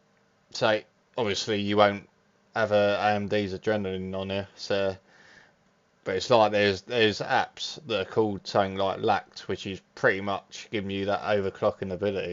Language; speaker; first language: English; native; English